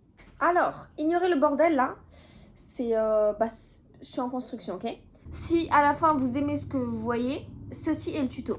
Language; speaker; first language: French; native; French